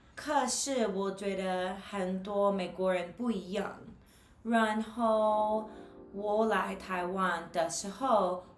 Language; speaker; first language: Chinese; non-native, learner; English